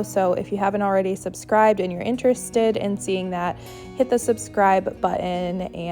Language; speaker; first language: English; native; English